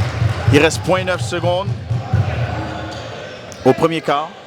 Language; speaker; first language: French; native; French